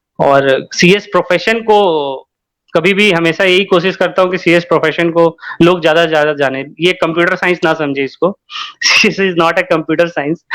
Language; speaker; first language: Hindi; native; Hindi